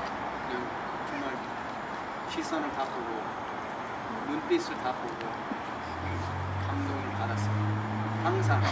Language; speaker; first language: Korean; early bilingual, heritage; English